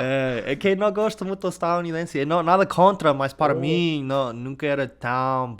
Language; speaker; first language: Portuguese; non-native, fluent; English